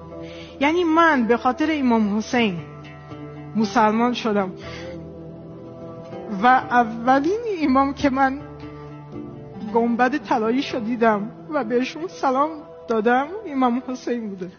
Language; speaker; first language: Persian; non-native, fluent; Portuguese